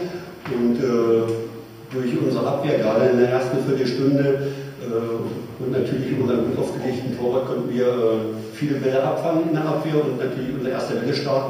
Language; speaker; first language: German; native; German